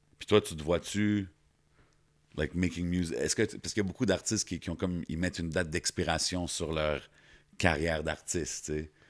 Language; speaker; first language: French; native; French